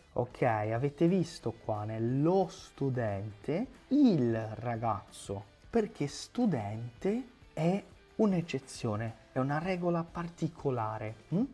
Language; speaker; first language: Italian; non-native, fluent; Portuguese